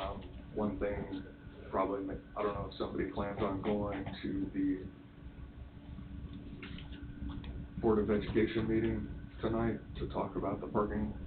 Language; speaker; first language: English; native; English